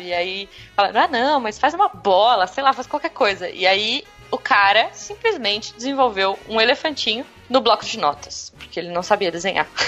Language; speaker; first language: Portuguese; native; Portuguese